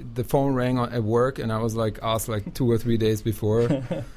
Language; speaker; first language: English; non-native, fluent; German